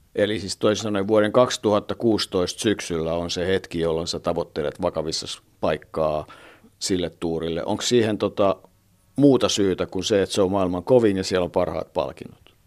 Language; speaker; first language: Finnish; native; Finnish